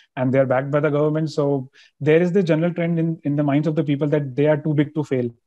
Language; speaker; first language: English; non-native, local second language; Hindi